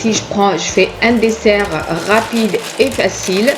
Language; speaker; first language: French; non-native, local second language; Kabyle